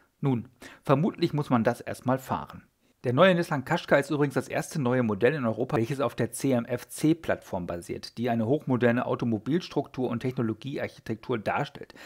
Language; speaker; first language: German; native; German